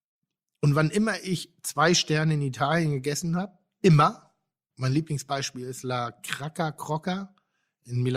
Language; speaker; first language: German; native; German